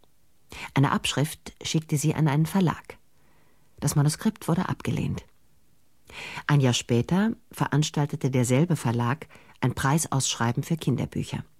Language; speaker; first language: German; native; German